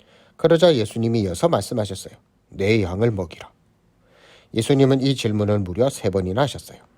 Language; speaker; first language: Korean; native; Korean